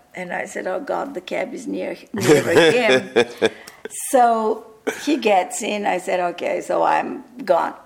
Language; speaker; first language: English; early bilingual, other home language; Bulgarian